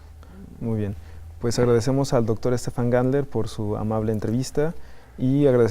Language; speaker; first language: Spanish; native; Spanish